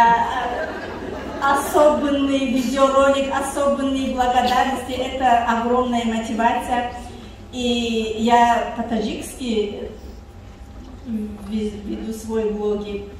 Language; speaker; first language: Russian; non-native, fluent; Tajik